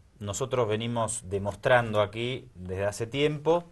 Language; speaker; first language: Spanish; native; Spanish